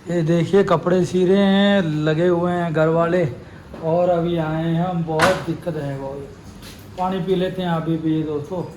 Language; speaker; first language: Hindi; non-native, local second language; Punjabi